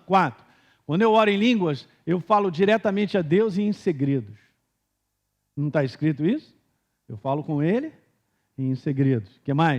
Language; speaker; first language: Portuguese; native; Portuguese